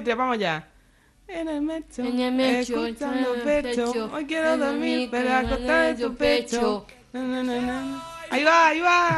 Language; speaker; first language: Spanish; native; Spanish